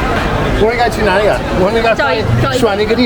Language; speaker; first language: Chinese; non-native, learner; English